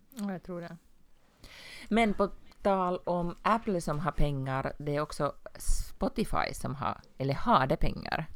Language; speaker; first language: Swedish; native; Swedish